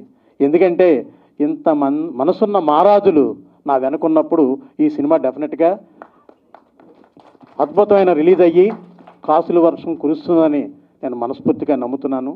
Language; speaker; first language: Telugu; native; Telugu